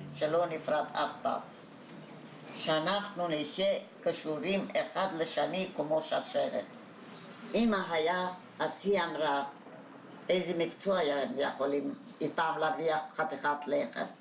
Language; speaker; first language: Hebrew; non-native, fluent; Hungarian